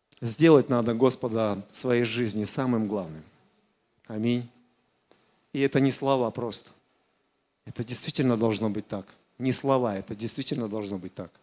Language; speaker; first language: Russian; native; Russian